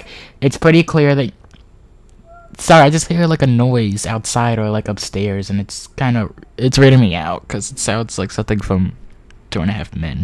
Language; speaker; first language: English; native; English